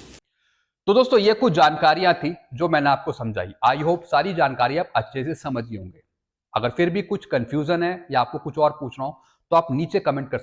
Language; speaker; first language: Hindi; native; Hindi